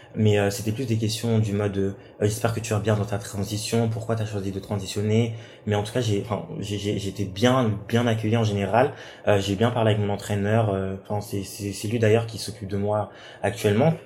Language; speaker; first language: French; native; French